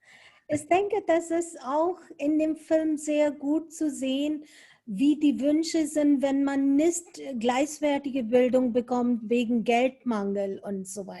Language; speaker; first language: German; non-native, fluent; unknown